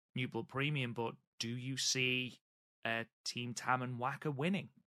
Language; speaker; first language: English; native; English